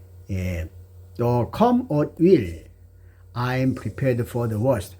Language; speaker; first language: English; non-native, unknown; Korean